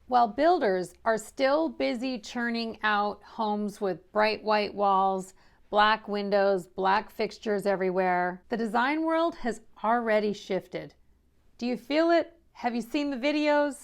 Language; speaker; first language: English; native; English